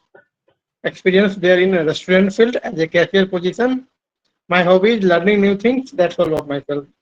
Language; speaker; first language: English; non-native, learner; Hindi